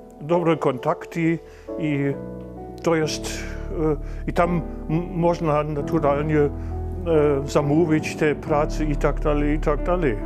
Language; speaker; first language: Polish; non-native, fluent; German